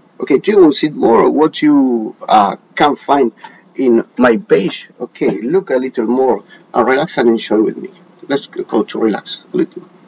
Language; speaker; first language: English; non-native, learner; Spanish